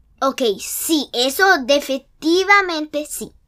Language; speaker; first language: Spanish; early bilingual, heritage; English